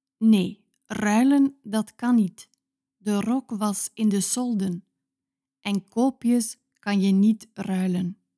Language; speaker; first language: Dutch; native; Dutch